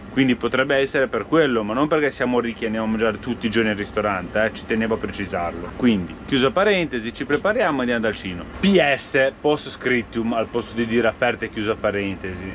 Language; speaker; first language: Italian; non-native, fluent; Spanish